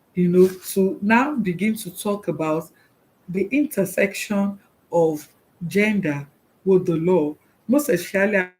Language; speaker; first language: English; non-native, local second language; Yoruba